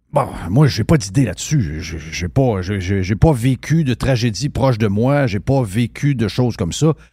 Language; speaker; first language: French; native; French